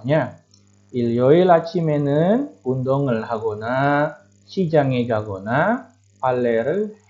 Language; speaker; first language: Korean; non-native, fluent; Indonesian